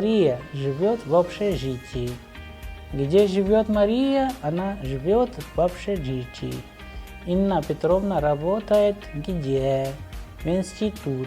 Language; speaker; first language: Russian; non-native, fluent; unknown